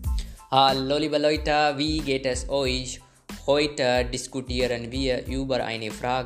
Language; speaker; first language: German; non-native, learner; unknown